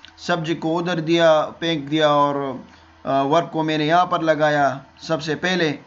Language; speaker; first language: Urdu; non-native, local second language; Pashto